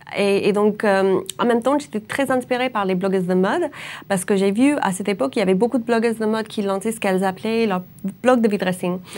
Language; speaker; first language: French; non-native, fluent; English